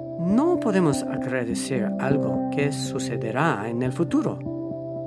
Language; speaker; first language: Spanish; non-native, fluent; English